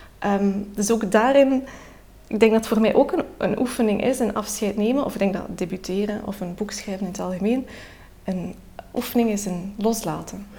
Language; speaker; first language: Dutch; native; Dutch